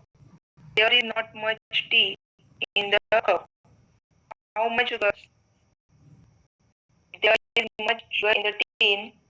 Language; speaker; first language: English; non-native, learner; Marathi